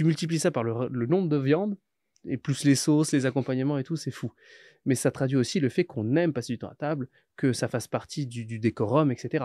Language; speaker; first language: French; native; French